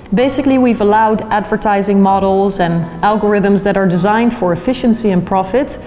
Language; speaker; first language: English; non-native, fluent; Dutch